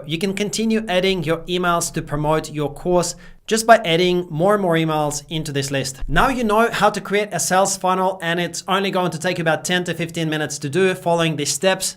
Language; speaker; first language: English; native; English